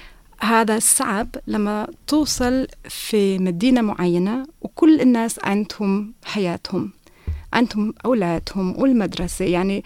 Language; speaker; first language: Arabic; non-native, fluent; German